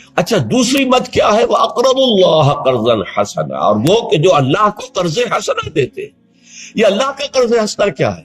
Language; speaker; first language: Urdu; native; Urdu